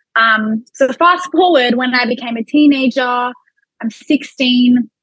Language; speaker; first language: English; early bilingual, other home language; Arabic